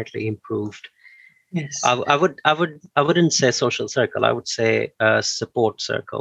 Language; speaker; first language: English; non-native, local second language; Urdu